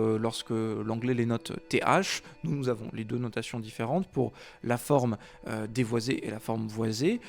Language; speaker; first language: French; native; French